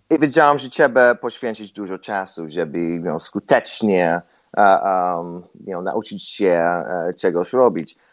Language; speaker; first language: Polish; non-native, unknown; English